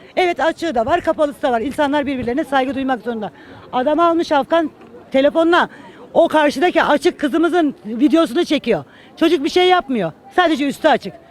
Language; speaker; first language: Turkish; native; Turkish